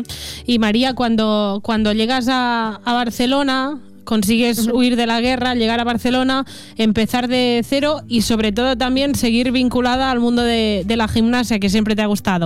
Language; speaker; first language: Spanish; non-native, local second language; Catalan